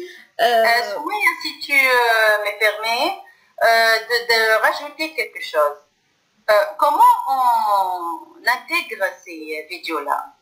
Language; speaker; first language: French; non-native, local second language; Arabic